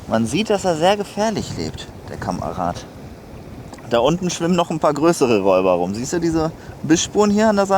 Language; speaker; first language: German; native; German